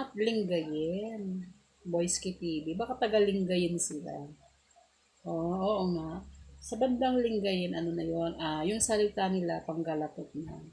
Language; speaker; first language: Filipino; non-native, local second language; Iloko